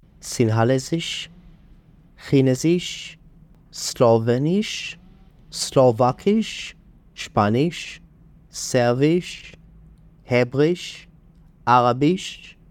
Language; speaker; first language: German; non-native, learner; Hebrew